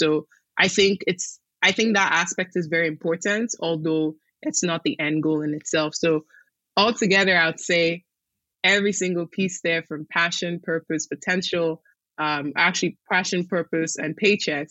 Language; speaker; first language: English; non-native, local second language; Igbo